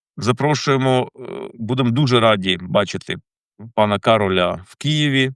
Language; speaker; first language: Ukrainian; native; Ukrainian